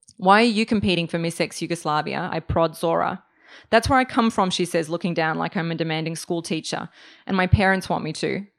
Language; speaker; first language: English; native; English